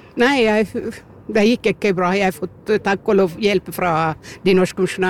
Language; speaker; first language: Norwegian; non-native, learner; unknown